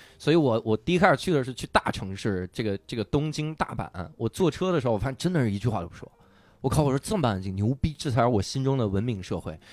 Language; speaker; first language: Chinese; native; Chinese